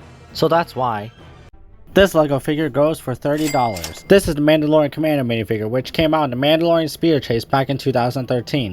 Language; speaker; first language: English; native; English